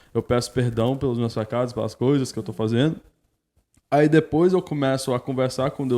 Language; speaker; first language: Portuguese; early bilingual, heritage; Portuguese